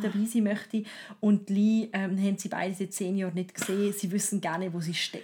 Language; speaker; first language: German; native; German